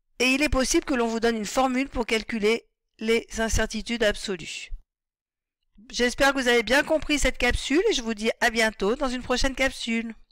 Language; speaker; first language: French; native; French